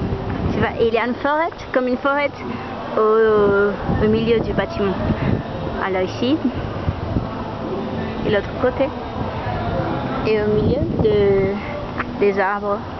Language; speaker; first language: French; non-native, learner; Portuguese